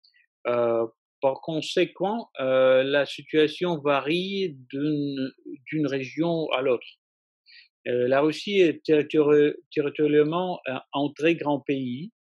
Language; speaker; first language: French; non-native, fluent; Russian